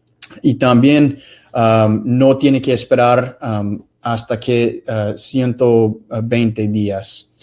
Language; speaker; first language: Spanish; non-native, fluent; English